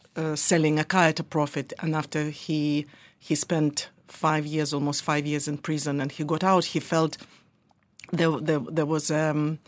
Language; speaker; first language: English; early bilingual, other home language; Russian